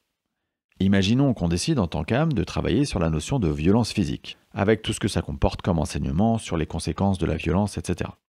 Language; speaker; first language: French; native; French